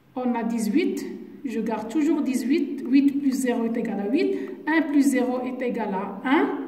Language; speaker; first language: French; non-native, local second language; Arabic